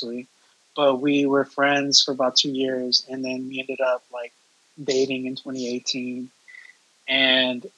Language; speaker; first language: English; native; English